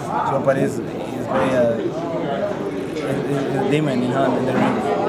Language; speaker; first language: English; non-native, fluent; Spanish